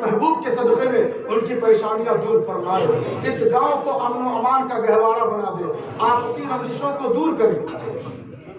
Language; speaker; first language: Urdu; native; Urdu